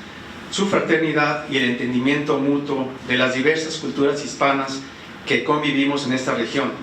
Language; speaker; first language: Spanish; native; Spanish